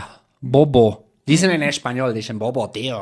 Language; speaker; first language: Spanish; native; Spanish